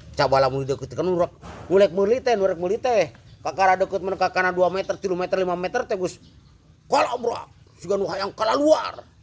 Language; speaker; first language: Sundanese; non-native, fluent; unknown